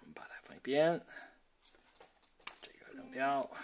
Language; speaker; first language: Chinese; native; Chinese